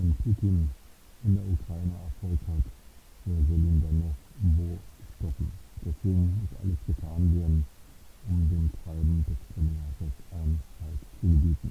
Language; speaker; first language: German; native; German